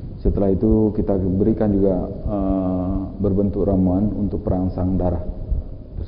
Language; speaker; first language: Malay; native; Malay